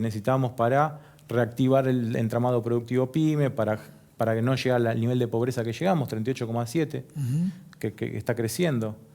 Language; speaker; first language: Spanish; native; Spanish